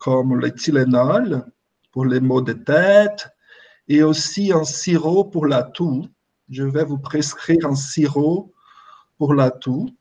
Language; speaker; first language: French; non-native, fluent; Portuguese